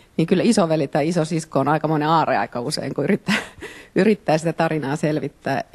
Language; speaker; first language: Finnish; native; Finnish